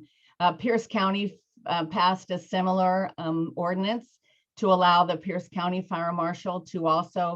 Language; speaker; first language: English; native; English